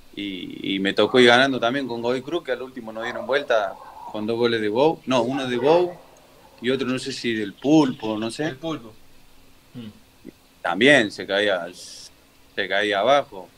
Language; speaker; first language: Spanish; native; Spanish